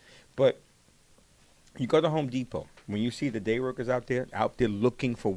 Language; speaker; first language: English; native; English